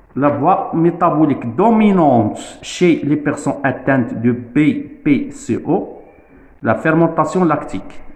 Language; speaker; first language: French; non-native, local second language; Arabic